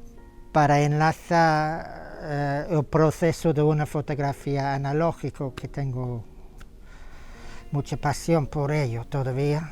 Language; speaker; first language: Spanish; non-native, fluent; English